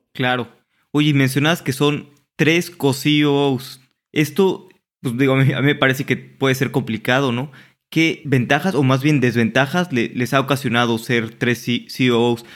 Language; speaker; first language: Spanish; native; Spanish